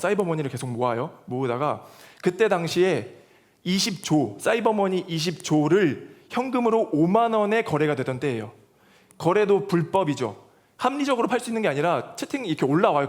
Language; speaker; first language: Korean; native; Korean